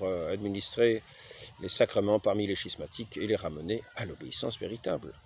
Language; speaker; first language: French; native; French